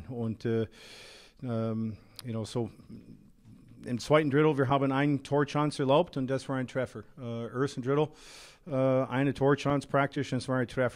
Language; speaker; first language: German; non-native, fluent; English